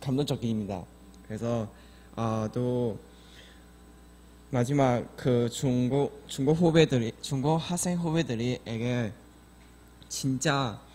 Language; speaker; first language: Korean; non-native, learner; Chinese